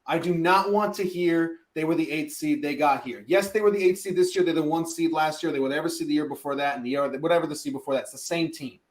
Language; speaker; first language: English; native; English